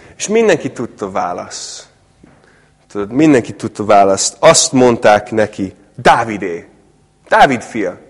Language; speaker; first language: Hungarian; non-native, fluent; English